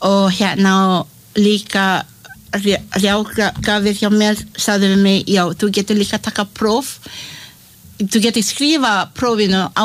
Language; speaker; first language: Icelandic; non-native, learner; Malay